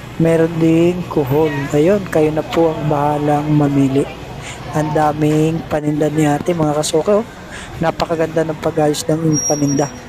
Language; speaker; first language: Filipino; native; Filipino